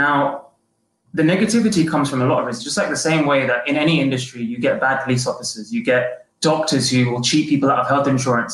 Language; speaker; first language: English; native; English